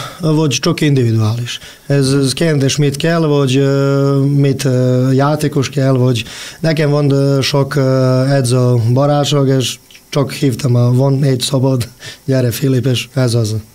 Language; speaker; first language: Hungarian; non-native, local second language; Serbian